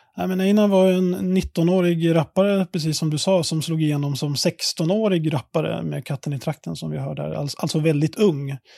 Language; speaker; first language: Swedish; native; Swedish